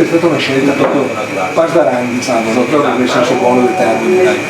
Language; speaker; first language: Italian; native; Italian